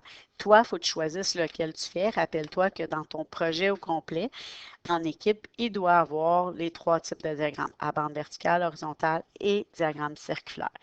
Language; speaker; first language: French; native; French